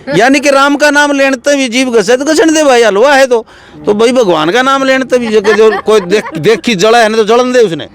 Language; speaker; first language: Hindi; native; Hindi